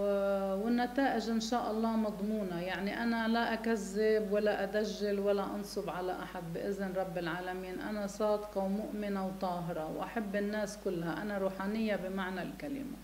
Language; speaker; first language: Arabic; native; Arabic